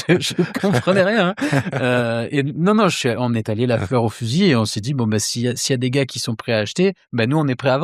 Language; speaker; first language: French; native; French